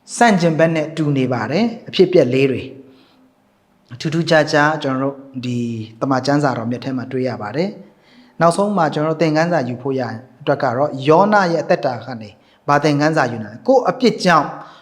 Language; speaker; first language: Burmese; non-native, local second language; Hakha Chin